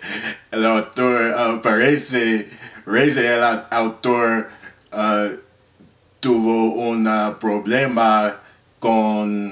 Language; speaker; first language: Spanish; non-native, learner; English